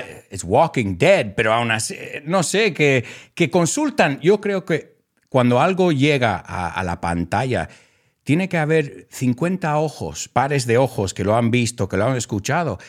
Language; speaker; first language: Spanish; non-native, fluent; English